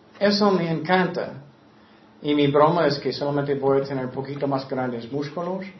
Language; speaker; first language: Spanish; non-native, fluent; English